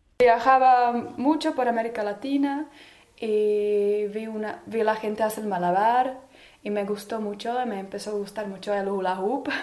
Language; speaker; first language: Spanish; non-native, fluent; Czech